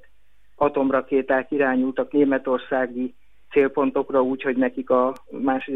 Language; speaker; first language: Hungarian; native; Hungarian